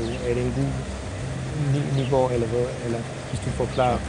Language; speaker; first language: Danish; non-native, fluent; Central Kurdish